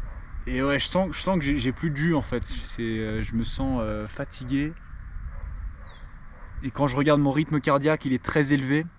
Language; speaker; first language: French; native; French